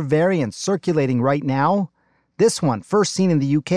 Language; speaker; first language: English; native; English